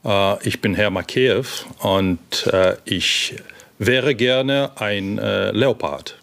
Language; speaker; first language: German; non-native, fluent; Ukrainian